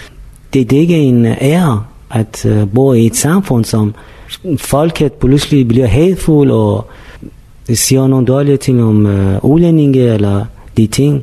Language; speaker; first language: Danish; non-native, fluent; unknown